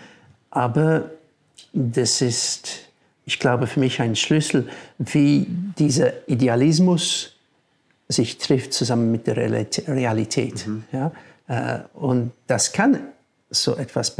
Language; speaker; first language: German; non-native, fluent; English